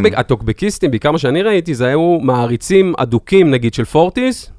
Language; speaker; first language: Hebrew; native; Hebrew